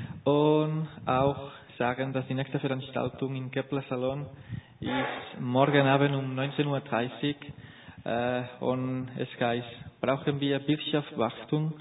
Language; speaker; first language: German; non-native, learner; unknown